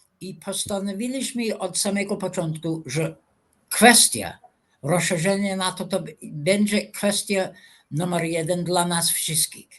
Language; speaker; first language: Polish; non-native, fluent; English